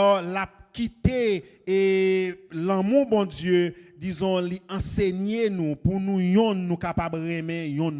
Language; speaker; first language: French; non-native, local second language; Haitian Creole